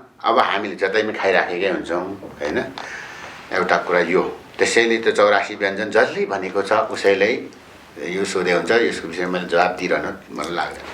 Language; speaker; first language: Nepali; non-native, local second language; Limbu